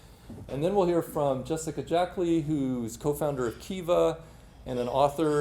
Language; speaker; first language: English; native; English